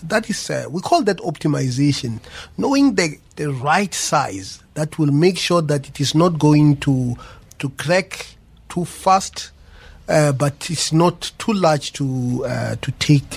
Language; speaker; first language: English; non-native, local second language; Venda